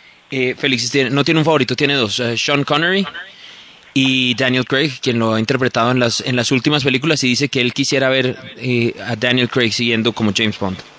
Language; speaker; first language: Spanish; native; Spanish